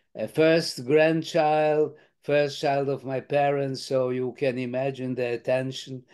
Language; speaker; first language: English; non-native, fluent; Lithuanian